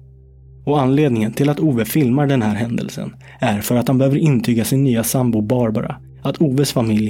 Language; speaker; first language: Swedish; native; Swedish